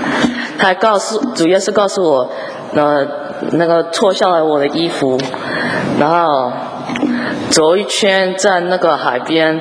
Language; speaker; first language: Chinese; early bilingual, heritage; English